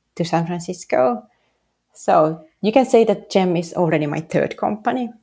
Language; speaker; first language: English; non-native, fluent; Finnish